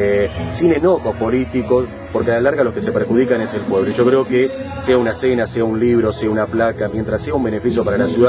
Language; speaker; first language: Spanish; native; Spanish